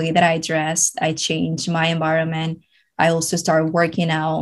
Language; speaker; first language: English; non-native, fluent; Spanish